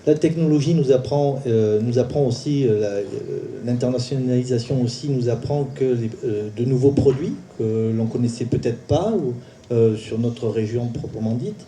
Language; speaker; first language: French; native; French